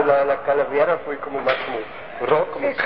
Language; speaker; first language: Spanish; non-native, learner; German